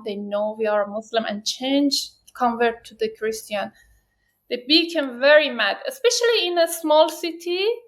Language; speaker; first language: English; non-native, learner; Persian